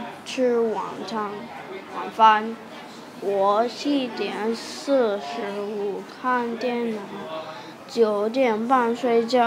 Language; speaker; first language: Chinese; non-native, local second language; Cantonese